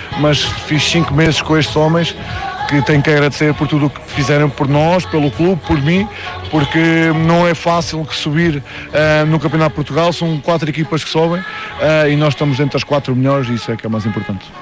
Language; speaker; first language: Portuguese; native; Portuguese